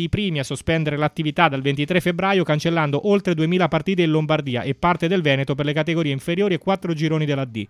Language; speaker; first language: Italian; native; Italian